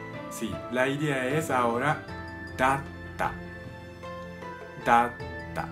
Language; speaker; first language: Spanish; non-native, fluent; Japanese